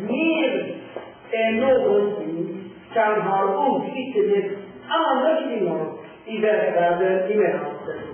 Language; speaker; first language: Swedish; non-native, fluent; Persian